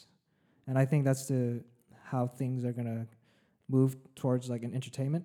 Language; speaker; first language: English; early bilingual, other home language; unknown